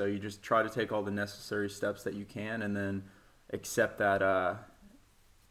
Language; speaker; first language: English; native; English